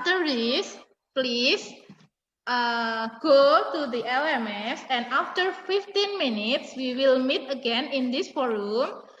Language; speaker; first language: English; non-native, fluent; Indonesian